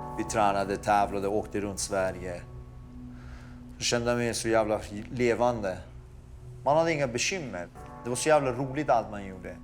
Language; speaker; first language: Swedish; early bilingual, other home language; Persian